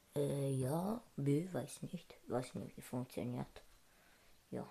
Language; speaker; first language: German; non-native, learner; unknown